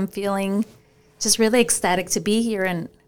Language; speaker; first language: English; early bilingual, other home language; Spanish